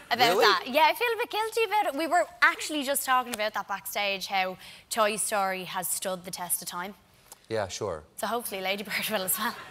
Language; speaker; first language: English; native; English